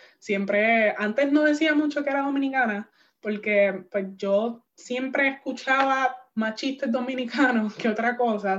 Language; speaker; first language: Spanish; native; Spanish